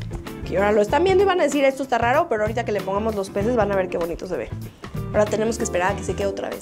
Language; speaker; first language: Spanish; native; Spanish